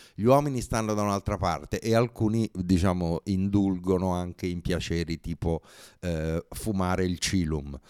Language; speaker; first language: Italian; native; Italian